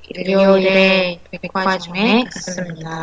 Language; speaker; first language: Korean; non-native, learner; Indonesian